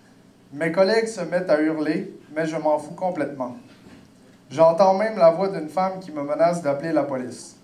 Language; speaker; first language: French; native; French